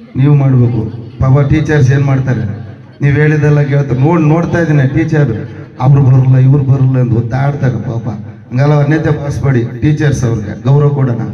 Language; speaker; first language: Kannada; non-native, local second language; Telugu